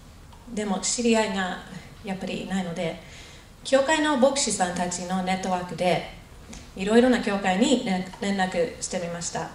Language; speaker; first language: Japanese; non-native, fluent; English